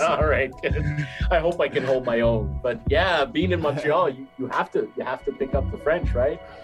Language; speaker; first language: English; native; English